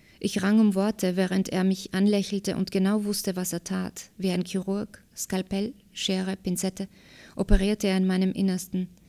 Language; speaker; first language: German; early bilingual, other home language; Slovak